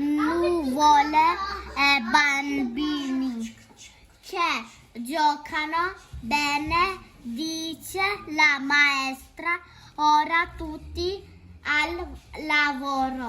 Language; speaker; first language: Italian; early bilingual, other home language; Urdu